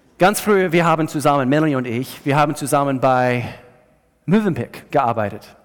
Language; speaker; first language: German; non-native, fluent; English